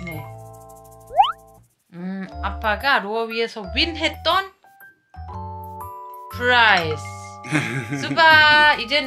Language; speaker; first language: Korean; non-native, learner; German